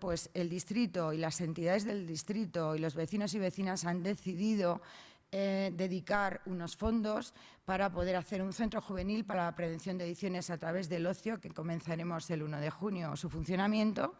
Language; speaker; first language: Spanish; native; Spanish